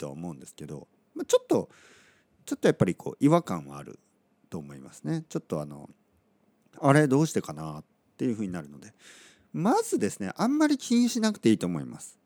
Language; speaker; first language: Japanese; native; Japanese